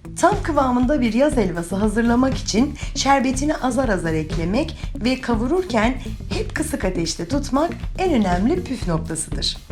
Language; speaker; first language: Turkish; native; Turkish